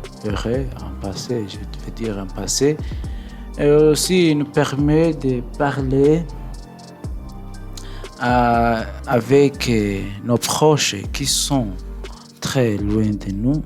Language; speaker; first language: French; non-native, learner; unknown